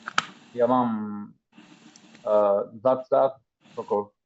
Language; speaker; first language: Slovak; non-native, learner; Arabic